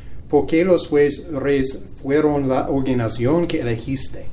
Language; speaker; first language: Spanish; non-native, learner; English